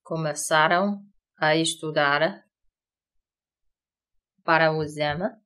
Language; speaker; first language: Portuguese; non-native, fluent; Chinese